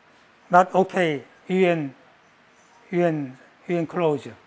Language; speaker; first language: English; non-native, learner; Korean